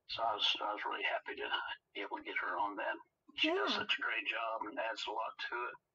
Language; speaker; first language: English; native; English